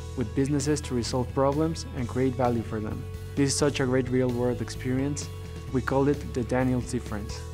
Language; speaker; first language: English; non-native, fluent; Spanish